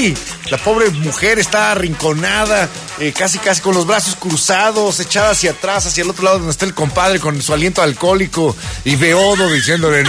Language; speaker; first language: Spanish; native; Spanish